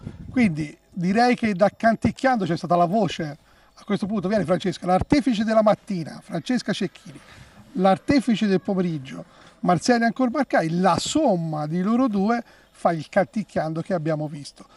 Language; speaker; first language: Italian; native; Italian